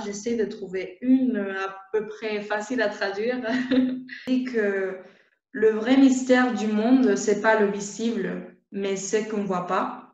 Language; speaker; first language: French; non-native, fluent; Spanish